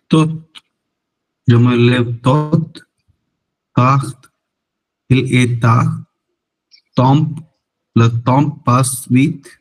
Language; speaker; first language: French; non-native, learner; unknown